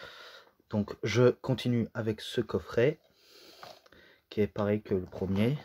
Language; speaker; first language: French; native; French